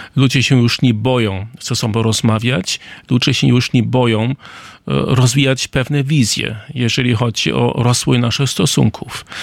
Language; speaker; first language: Polish; non-native, fluent; German